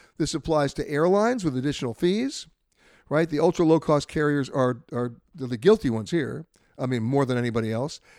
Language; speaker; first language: English; native; English